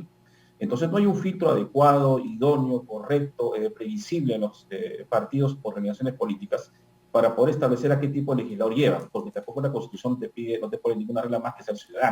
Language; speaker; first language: Spanish; native; Spanish